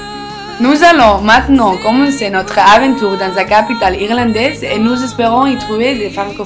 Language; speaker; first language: French; non-native, learner; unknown